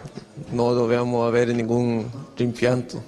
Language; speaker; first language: Italian; non-native, fluent; Spanish